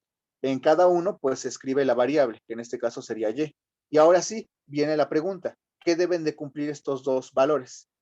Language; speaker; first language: Spanish; native; Spanish